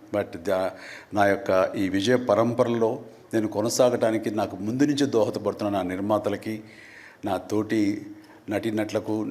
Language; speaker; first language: Telugu; native; Telugu